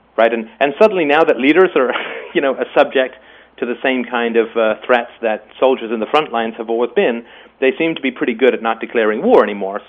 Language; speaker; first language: English; native; English